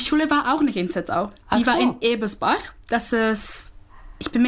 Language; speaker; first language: German; non-native, fluent; Czech